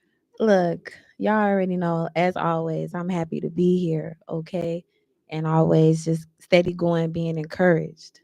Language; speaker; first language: English; native; English